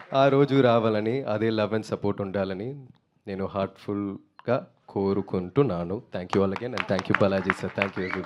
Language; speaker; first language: Telugu; non-native, learner; Tamil